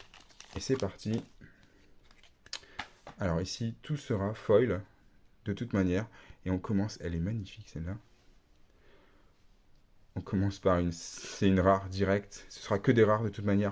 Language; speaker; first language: French; native; French